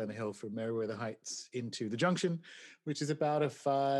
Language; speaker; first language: English; native; English